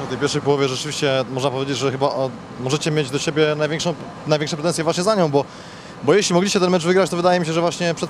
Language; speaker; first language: Polish; native; Polish